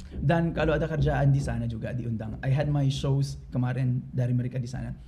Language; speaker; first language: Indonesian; non-native, fluent; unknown